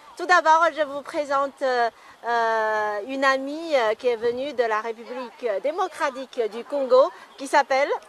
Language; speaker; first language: French; non-native, fluent; Chinese